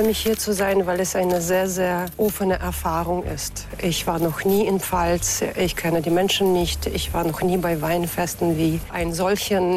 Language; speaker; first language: German; non-native, fluent; Russian